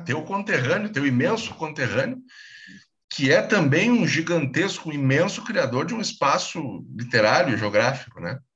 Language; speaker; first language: Portuguese; native; Portuguese